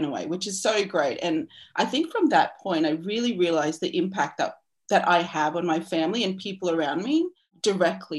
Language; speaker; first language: English; native; English